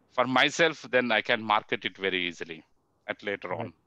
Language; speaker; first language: Hindi; non-native, local second language; Telugu